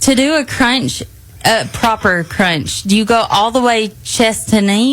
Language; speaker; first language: English; native; English